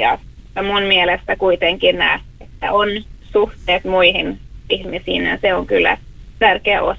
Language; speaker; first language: Finnish; non-native, local second language; Swedish